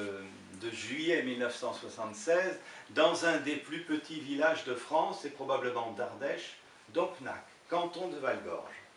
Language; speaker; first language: French; early bilingual, other home language; Italian